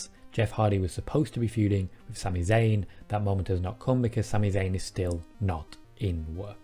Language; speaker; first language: English; native; English